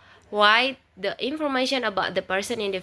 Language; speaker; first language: English; non-native, learner; Indonesian